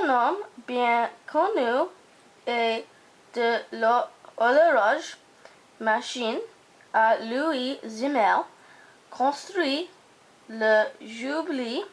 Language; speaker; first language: French; non-native, learner; English